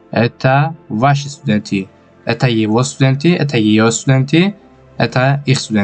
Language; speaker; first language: Russian; non-native, local second language; Tajik